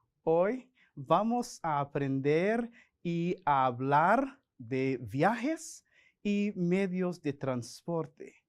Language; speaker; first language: Spanish; non-native, fluent; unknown